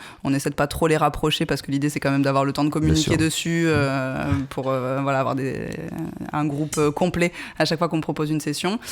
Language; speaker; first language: French; native; French